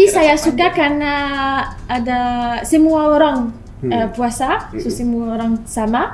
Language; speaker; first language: Indonesian; non-native, learner; French